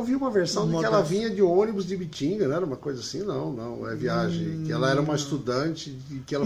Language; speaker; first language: Portuguese; native; Portuguese